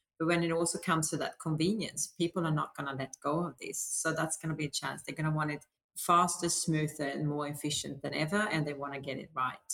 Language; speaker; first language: English; non-native, fluent; Swedish